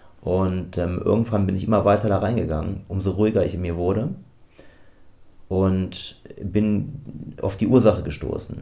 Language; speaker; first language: German; native; German